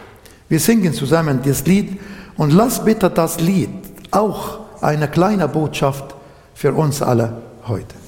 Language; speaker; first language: German; non-native, fluent; Arabic